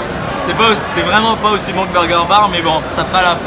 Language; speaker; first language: French; native; French